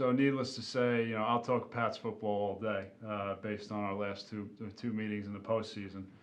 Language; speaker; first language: English; native; English